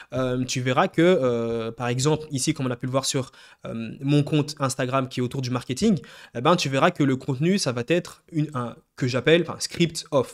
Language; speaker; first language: French; native; French